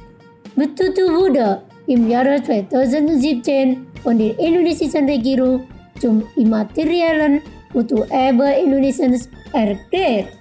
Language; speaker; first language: German; non-native, fluent; Indonesian